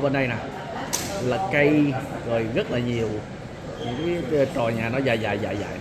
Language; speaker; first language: Vietnamese; native; Vietnamese